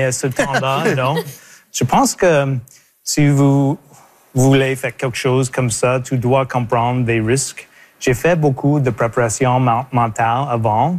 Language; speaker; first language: French; non-native, local second language; English